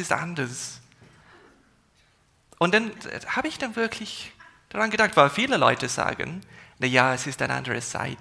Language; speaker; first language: German; non-native, fluent; English